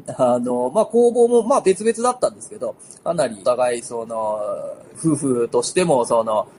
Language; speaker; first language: Japanese; native; Japanese